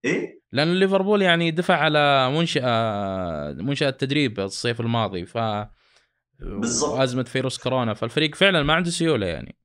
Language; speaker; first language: Arabic; native; Arabic